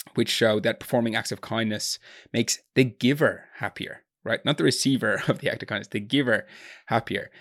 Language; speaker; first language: English; native; English